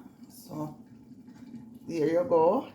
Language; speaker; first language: English; non-native, local second language; Jamaican Creole English